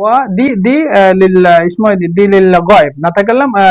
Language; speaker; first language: Arabic; non-native, fluent; Bangla